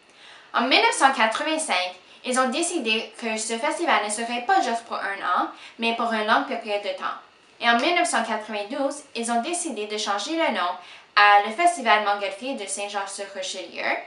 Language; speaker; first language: French; non-native, local second language; English